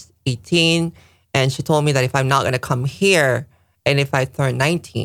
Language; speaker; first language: English; non-native, local second language; Filipino